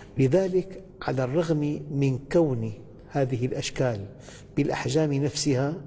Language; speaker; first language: Arabic; native; Arabic